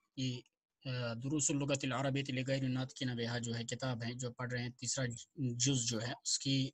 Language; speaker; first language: Hindi; non-native, local second language; Kashmiri